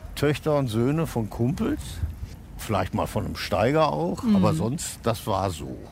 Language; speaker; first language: German; native; German